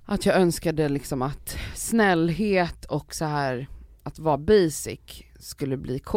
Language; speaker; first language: Swedish; native; Swedish